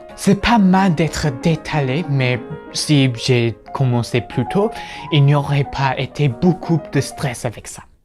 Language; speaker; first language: French; non-native, fluent; English